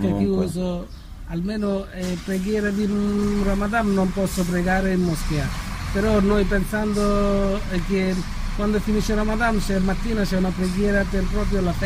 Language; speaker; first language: Italian; non-native, learner; Bangla